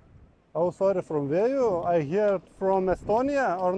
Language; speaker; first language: English; non-native, learner; Lithuanian